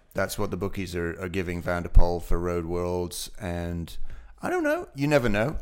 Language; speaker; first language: English; native; English